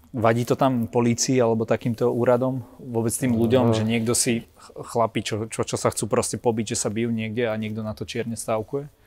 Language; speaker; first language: Slovak; native; Slovak